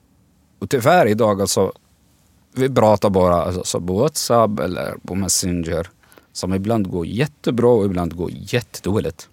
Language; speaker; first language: Swedish; non-native, learner; Arabic